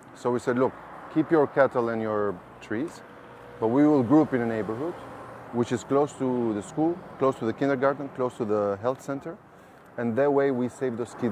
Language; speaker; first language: English; non-native, fluent; Albanian